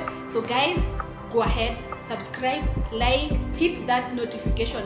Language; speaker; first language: English; native; English